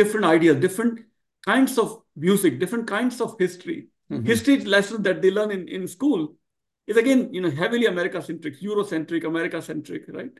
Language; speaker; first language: English; non-native, local second language; Marwari